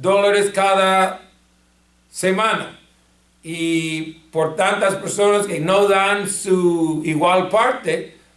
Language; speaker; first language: Spanish; non-native, fluent; English